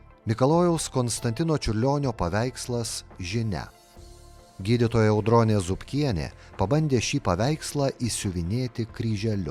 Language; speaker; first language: Lithuanian; native; Lithuanian